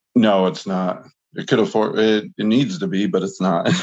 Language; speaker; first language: English; native; English